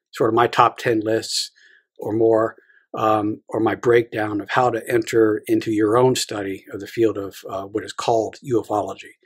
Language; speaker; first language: English; native; English